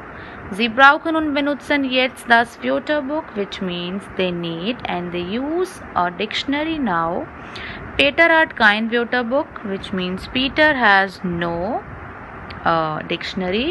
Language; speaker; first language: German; non-native, fluent; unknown